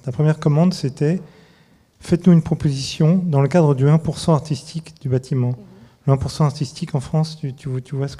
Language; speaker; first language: French; native; French